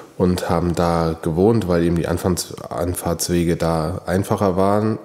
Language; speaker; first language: German; native; German